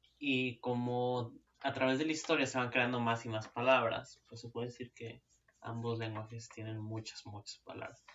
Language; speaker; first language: Spanish; native; Spanish